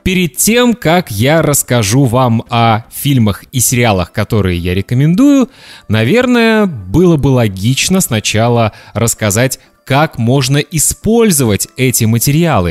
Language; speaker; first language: Russian; native; Russian